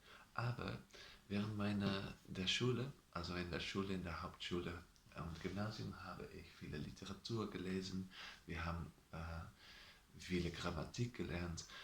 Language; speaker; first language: German; non-native, learner; Dutch